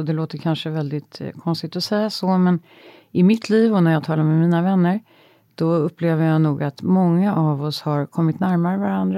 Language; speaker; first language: Swedish; native; Swedish